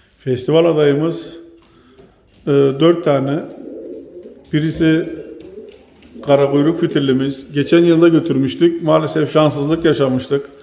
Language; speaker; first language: Turkish; native; Turkish